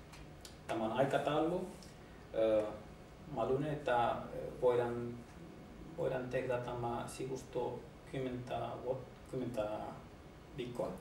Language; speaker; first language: Finnish; non-native, learner; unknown